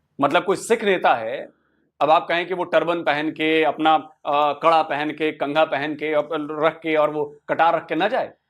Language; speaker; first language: Hindi; native; Hindi